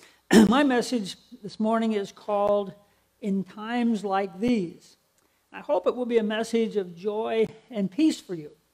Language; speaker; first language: English; native; English